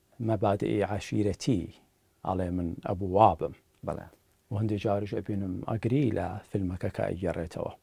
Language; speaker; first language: Central Kurdish; native; Central Kurdish